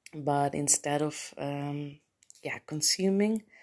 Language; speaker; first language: English; non-native, fluent; Papiamento